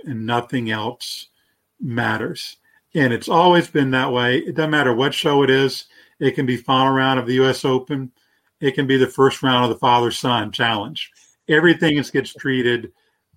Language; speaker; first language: English; native; English